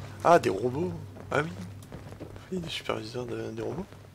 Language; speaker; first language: French; native; French